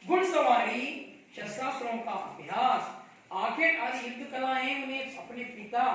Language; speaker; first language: Hindi; non-native, local second language; Kannada